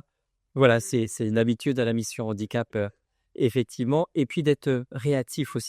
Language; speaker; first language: French; native; French